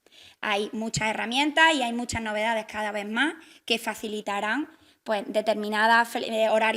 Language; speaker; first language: Spanish; native; Spanish